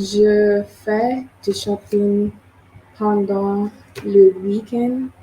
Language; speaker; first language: French; non-native, learner; English